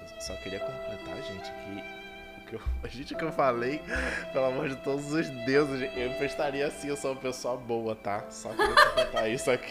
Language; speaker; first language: Portuguese; native; Portuguese